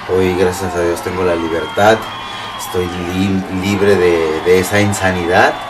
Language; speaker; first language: Spanish; early bilingual, heritage; Spanish